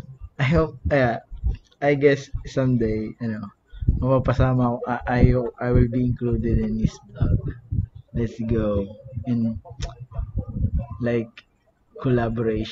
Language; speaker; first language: English; non-native, learner; Filipino